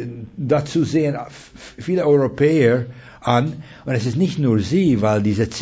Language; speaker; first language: German; non-native, fluent; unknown